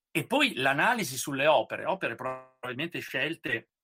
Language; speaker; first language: Italian; native; Italian